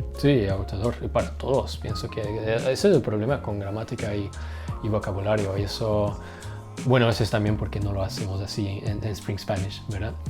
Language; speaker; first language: Spanish; non-native, fluent; Dutch